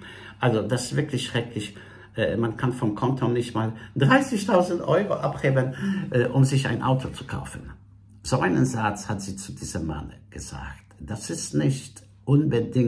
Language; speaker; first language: German; non-native, fluent; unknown